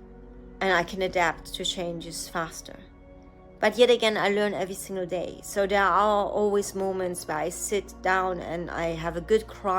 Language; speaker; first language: English; non-native, fluent; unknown